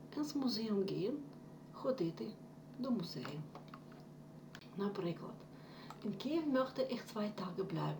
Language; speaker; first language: German; non-native, fluent; Ukrainian